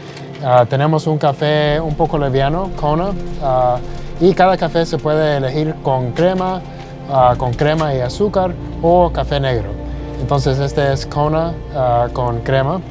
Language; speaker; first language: Spanish; early bilingual, heritage; Spanish